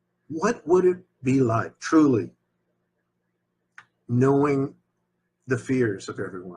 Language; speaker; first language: English; native; English